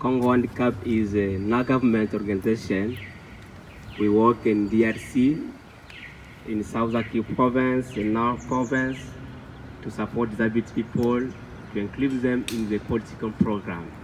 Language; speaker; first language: English; non-native, local second language; French